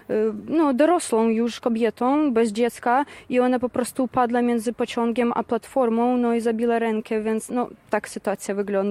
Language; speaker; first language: Polish; non-native, fluent; Ukrainian